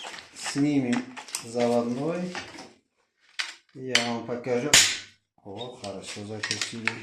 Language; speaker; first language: Russian; non-native, local second language; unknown